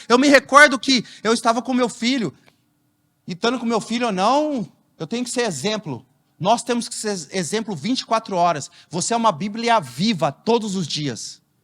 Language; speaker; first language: Portuguese; native; Portuguese